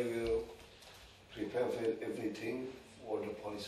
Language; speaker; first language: English; non-native, learner; Indonesian